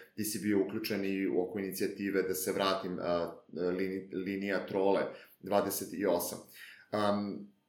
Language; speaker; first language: Serbian; native; Serbian